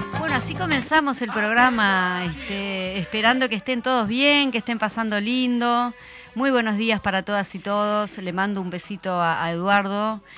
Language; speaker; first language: Spanish; native; Spanish